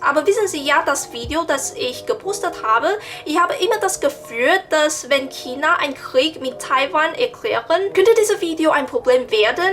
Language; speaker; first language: German; non-native, learner; Chinese